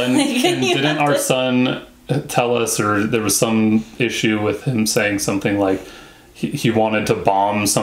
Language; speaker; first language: English; native; English